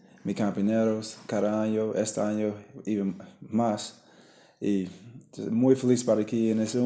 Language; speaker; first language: Spanish; non-native, learner; English